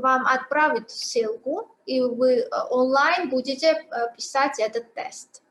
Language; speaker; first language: Russian; non-native, fluent; Georgian